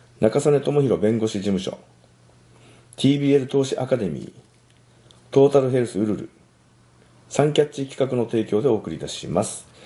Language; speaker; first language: Japanese; native; Japanese